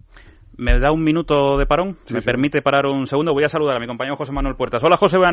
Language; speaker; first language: Spanish; native; Spanish